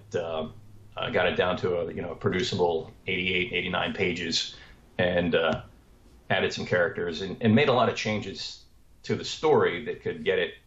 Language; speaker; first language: English; native; English